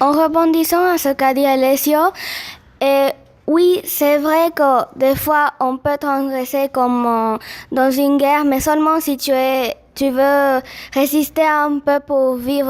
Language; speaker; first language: French; non-native, learner; Spanish